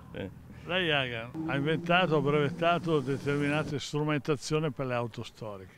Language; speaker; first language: Italian; native; Italian